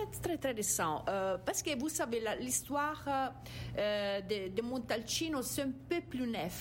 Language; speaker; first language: French; non-native, fluent; Italian